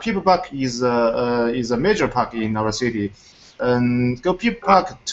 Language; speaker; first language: English; non-native, fluent; Chinese